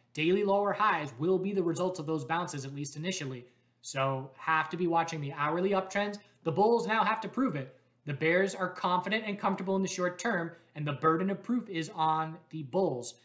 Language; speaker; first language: English; native; English